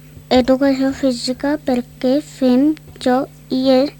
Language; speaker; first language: Catalan; non-native, learner; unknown